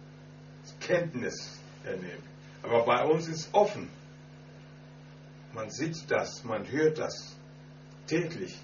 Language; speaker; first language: German; non-native, fluent; Akan